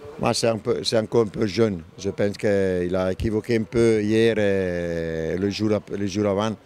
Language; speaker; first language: French; non-native, learner; Italian